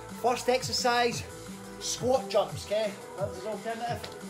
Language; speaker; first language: English; native; English